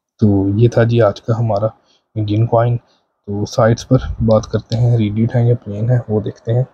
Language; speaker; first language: Urdu; native; Urdu